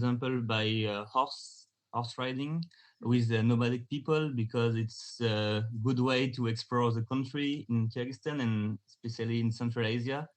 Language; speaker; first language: English; non-native, learner; French